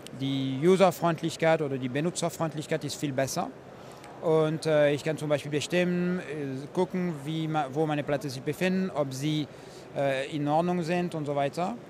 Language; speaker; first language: German; non-native, fluent; French